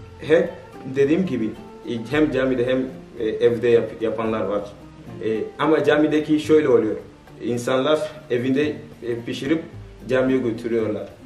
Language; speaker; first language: Turkish; non-native, fluent; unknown